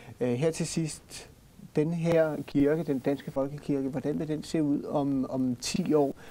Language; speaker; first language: Danish; native; Danish